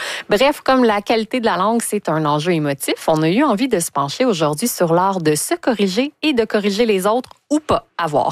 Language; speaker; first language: French; native; French